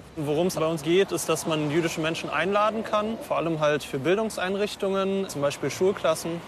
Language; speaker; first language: German; native; German